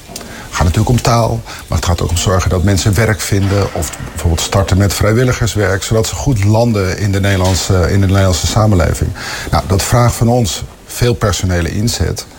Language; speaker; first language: Dutch; native; Dutch